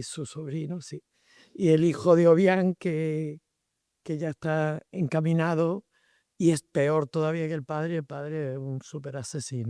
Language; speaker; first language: Spanish; native; Spanish